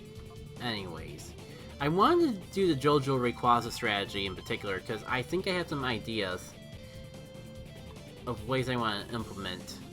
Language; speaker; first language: English; native; English